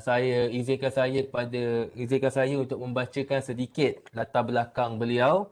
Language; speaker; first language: Malay; native; Malay